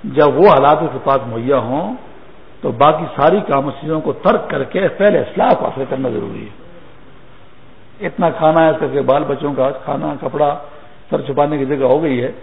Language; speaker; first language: Urdu; non-native, local second language; Pashto